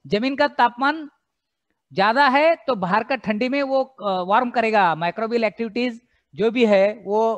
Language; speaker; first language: Hindi; non-native, local second language; Marathi